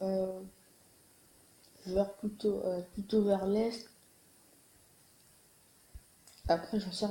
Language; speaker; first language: French; native; French